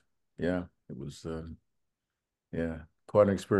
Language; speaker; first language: English; native; English